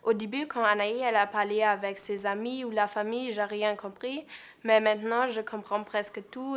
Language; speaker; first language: French; non-native, learner; German